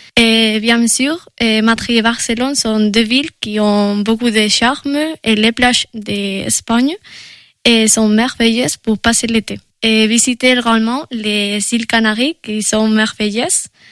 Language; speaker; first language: French; non-native, fluent; Spanish